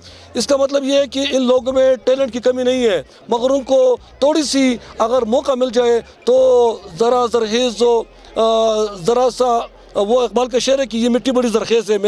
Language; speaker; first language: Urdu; non-native, local second language; Khowar